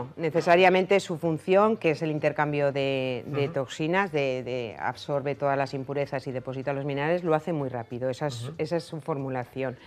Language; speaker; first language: Spanish; native; Spanish